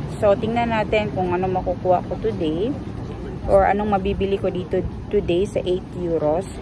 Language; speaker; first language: Filipino; native; Filipino